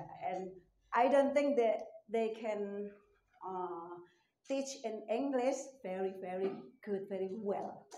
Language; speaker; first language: English; non-native, learner; Indonesian